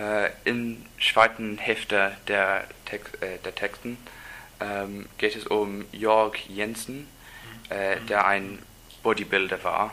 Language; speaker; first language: German; non-native, learner; English